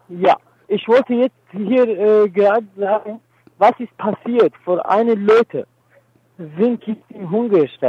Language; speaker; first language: German; non-native, learner; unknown